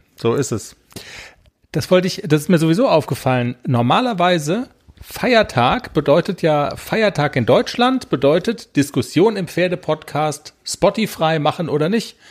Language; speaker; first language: German; native; German